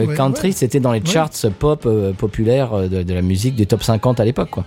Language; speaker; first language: French; native; French